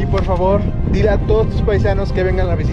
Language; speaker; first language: Spanish; native; Spanish